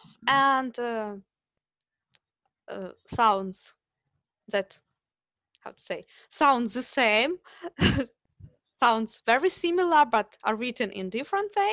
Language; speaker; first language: English; non-native, fluent; Ukrainian